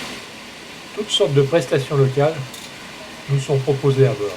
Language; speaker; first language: French; native; French